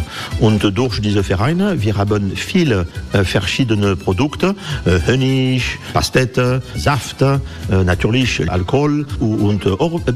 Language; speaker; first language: German; non-native, learner; French